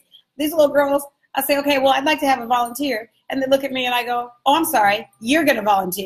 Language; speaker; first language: English; native; English